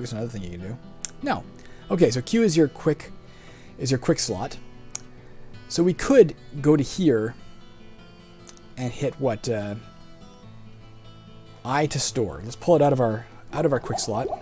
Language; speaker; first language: English; native; English